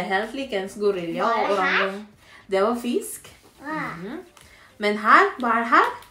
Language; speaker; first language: Norwegian; non-native, learner; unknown